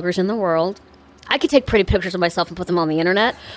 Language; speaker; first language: English; native; English